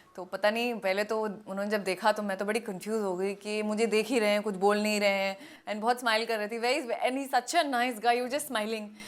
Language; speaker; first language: Hindi; non-native, local second language; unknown